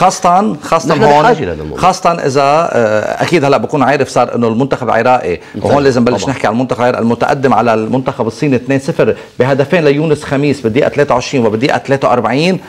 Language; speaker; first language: Arabic; native; Arabic